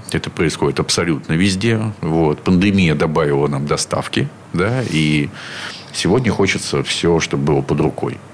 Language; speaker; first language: Russian; native; Russian